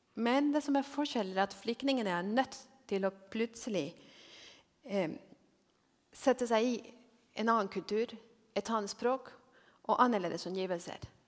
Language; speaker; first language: Norwegian; non-native, fluent; Spanish